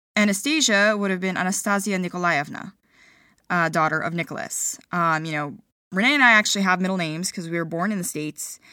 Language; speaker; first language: English; early bilingual, other home language; Ukrainian